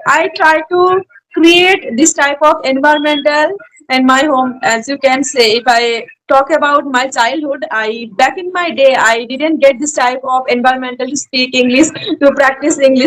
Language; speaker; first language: English; non-native, learner; Bangla